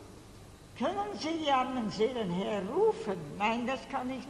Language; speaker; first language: German; native; German